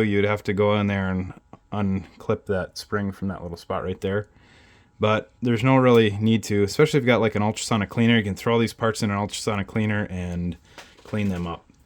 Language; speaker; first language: English; native; English